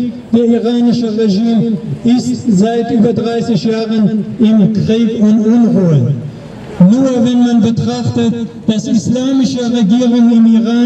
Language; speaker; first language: German; non-native, learner; Persian